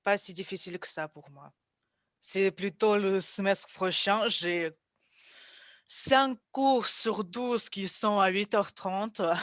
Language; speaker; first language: French; non-native, fluent; Russian